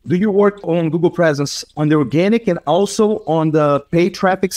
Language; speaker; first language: English; non-native, fluent; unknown